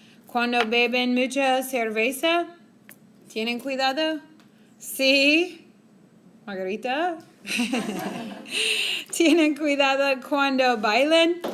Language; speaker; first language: Spanish; non-native, fluent; English